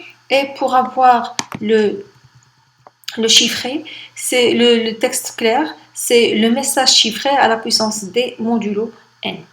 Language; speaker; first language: French; non-native, local second language; Arabic